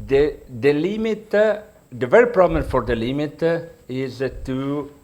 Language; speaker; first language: English; non-native, learner; Italian